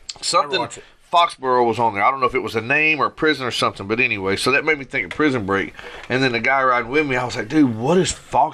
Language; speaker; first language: English; native; English